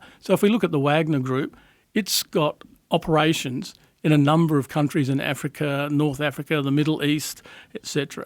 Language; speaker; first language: English; native; English